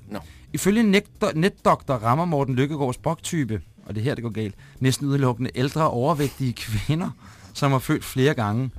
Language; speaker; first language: Danish; native; Danish